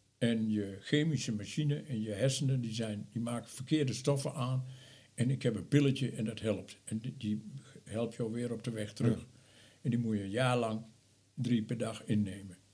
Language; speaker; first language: Dutch; native; Dutch